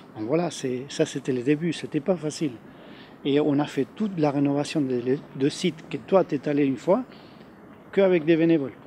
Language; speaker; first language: French; non-native, fluent; Spanish